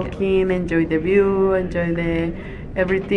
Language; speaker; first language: English; non-native, learner; Spanish